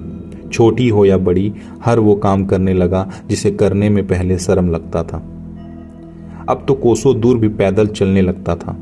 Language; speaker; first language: Hindi; native; Hindi